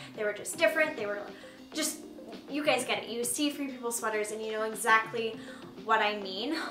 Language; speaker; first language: English; native; English